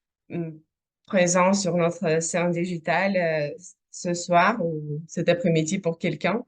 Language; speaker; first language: French; non-native, fluent; Russian